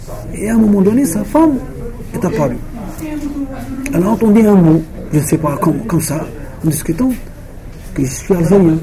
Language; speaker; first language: French; non-native, local second language; Arabic